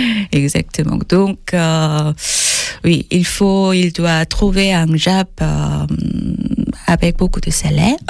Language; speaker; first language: French; non-native, fluent; Korean